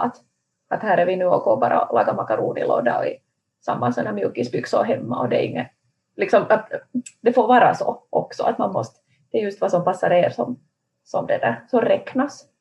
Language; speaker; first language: Swedish; native; Swedish